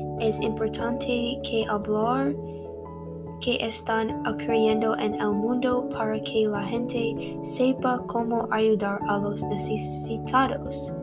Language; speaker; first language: Spanish; non-native, learner; English